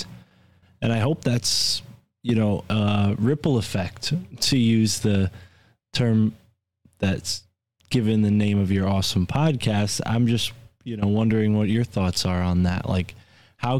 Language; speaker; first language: English; native; English